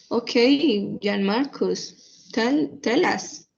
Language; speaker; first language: English; non-native, fluent; Spanish